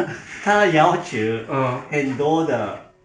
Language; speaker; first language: Chinese; non-native, learner; Japanese